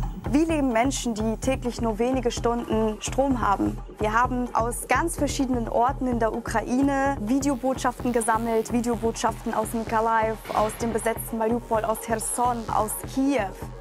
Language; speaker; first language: German; native; German